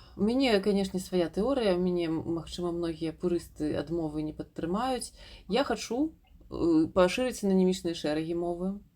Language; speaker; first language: Belarusian; non-native, local second language; Russian